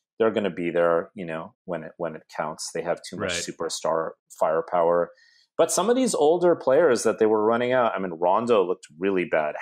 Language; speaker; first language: English; native; English